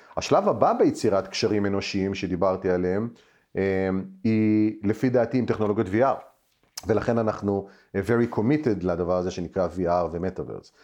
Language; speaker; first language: Hebrew; native; Hebrew